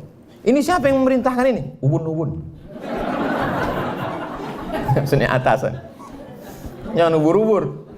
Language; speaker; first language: Indonesian; native; Indonesian